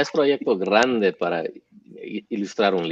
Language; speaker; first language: Spanish; early bilingual, heritage; English